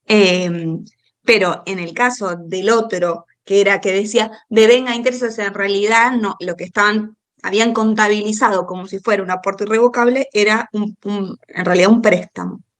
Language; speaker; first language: Spanish; native; Spanish